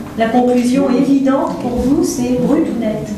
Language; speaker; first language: French; native; French